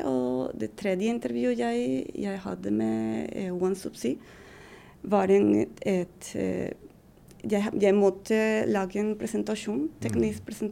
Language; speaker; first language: Norwegian; non-native, fluent; Spanish